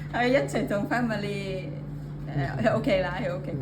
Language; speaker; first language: Cantonese; non-native, learner; Indonesian